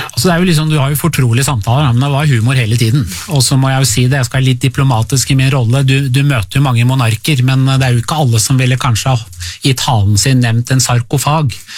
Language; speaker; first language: Norwegian; early bilingual, other home language; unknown